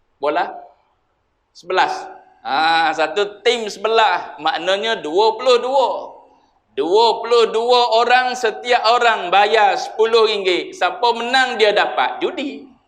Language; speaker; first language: Malay; native; Malay